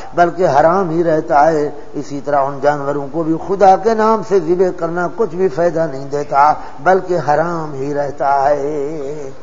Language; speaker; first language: Urdu; non-native, local second language; Saraiki